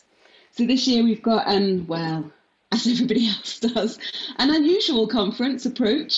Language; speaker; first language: English; native; English